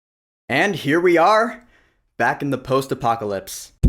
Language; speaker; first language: English; native; English